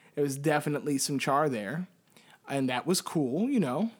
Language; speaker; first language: English; early bilingual, heritage; Spanish